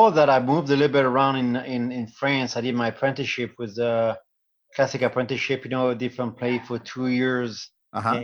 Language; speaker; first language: English; non-native, fluent; French